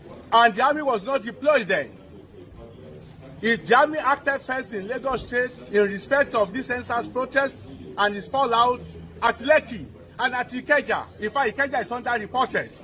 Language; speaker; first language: English; non-native, local second language; Yoruba